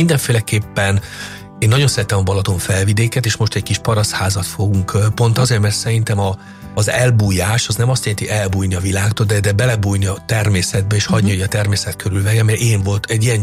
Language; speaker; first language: Hungarian; non-native, fluent; Italian